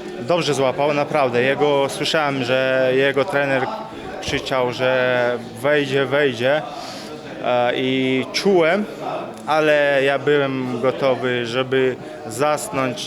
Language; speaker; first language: Polish; non-native, fluent; Chechen